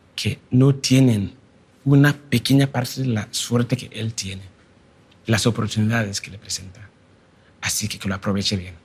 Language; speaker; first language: Spanish; non-native, fluent; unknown